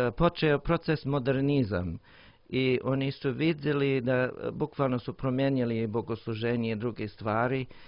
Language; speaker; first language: Croatian; non-native, learner; English